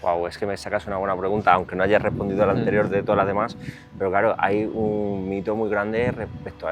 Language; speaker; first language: Spanish; native; Spanish